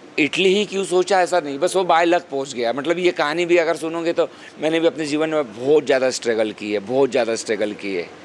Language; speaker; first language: Hindi; non-native, local second language; Marathi